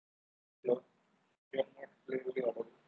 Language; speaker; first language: English; non-native, local second language; Gujarati